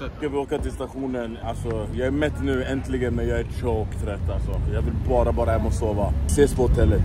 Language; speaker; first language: Swedish; native; Swedish